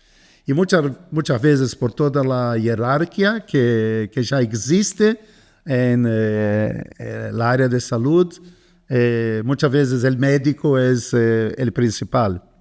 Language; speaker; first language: Spanish; non-native, fluent; Portuguese